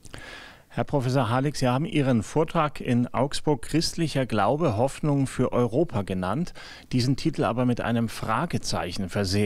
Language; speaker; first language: German; native; German